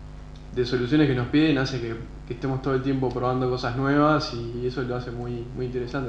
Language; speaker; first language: Spanish; native; Spanish